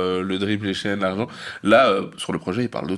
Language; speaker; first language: French; native; French